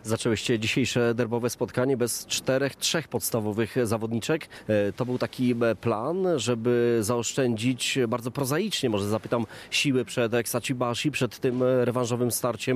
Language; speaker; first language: Polish; native; Polish